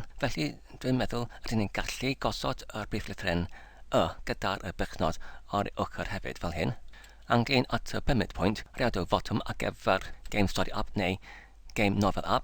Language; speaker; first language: Welsh; non-native, learner; English